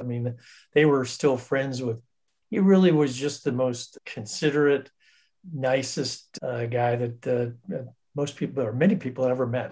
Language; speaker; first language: English; native; English